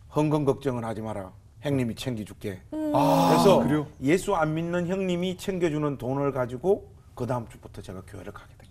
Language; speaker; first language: Korean; native; Korean